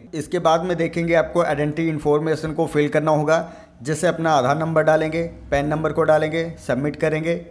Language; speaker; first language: Hindi; native; Hindi